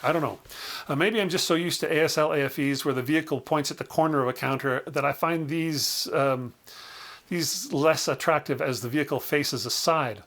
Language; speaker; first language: English; native; English